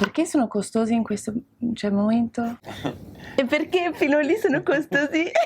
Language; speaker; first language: Italian; non-native, fluent; English